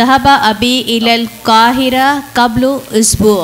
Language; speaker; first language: Arabic; non-native, learner; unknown